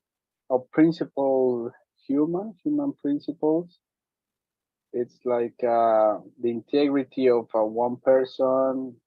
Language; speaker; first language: English; non-native, learner; Spanish